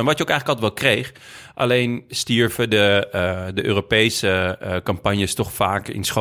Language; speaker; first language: Dutch; native; Dutch